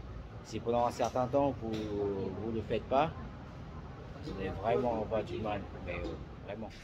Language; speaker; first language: French; early bilingual, other home language; Vietnamese